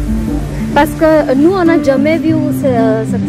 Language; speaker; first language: French; non-native, learner; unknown